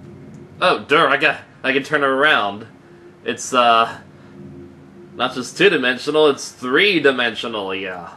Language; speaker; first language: English; native; English